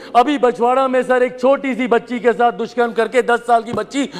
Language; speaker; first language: Hindi; native; Hindi